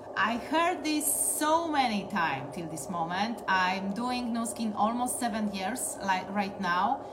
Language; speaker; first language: English; non-native, learner; Polish